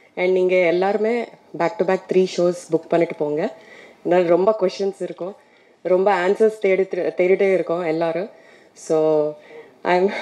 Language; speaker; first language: Tamil; non-native, fluent; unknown